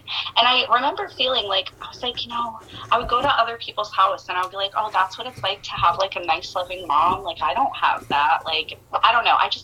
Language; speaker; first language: English; native; English